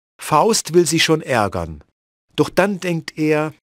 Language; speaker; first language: German; native; German